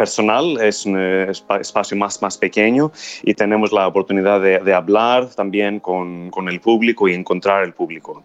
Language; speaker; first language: Spanish; non-native, fluent; Greek